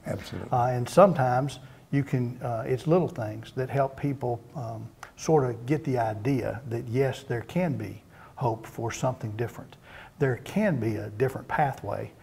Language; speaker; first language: English; native; English